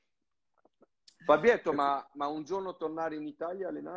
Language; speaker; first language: Italian; non-native, fluent; French